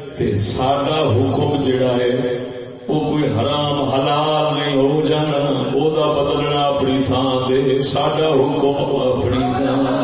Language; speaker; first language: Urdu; non-native, local second language; Punjabi